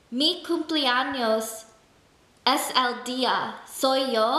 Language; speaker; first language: Spanish; non-native, learner; English